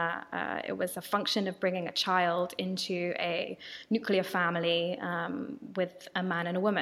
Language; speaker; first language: English; native; English